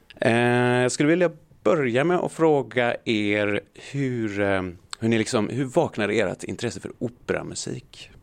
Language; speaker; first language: Swedish; native; Swedish